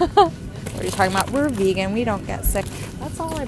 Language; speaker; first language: English; native; English